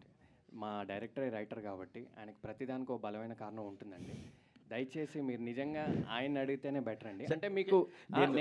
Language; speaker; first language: Telugu; native; Telugu